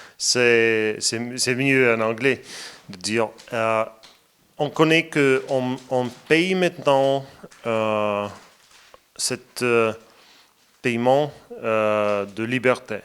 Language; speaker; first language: French; non-native, fluent; Latvian